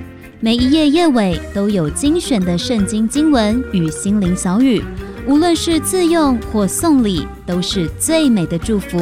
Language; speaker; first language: Chinese; native; Chinese